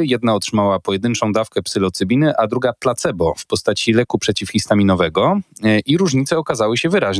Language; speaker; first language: Polish; native; Polish